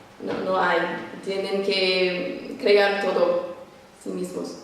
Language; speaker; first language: Spanish; non-native, fluent; English